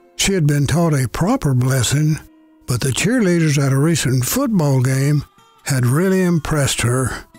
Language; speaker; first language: English; native; English